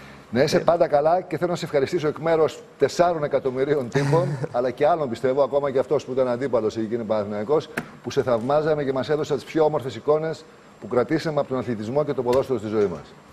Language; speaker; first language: Greek; native; Greek